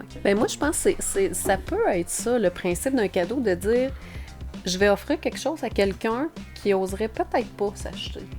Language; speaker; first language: French; native; French